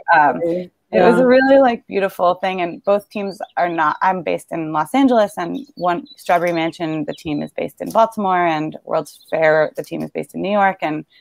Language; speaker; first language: English; native; English